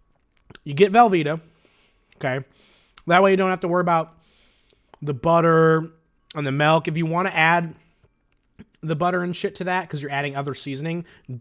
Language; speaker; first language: English; native; English